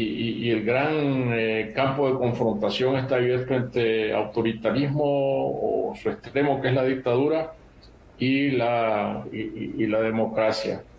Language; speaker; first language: Spanish; native; Spanish